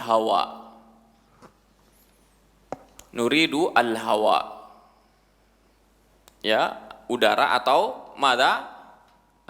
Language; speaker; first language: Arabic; non-native, fluent; Indonesian